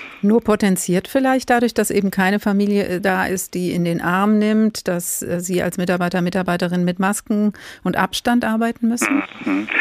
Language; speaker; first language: German; native; German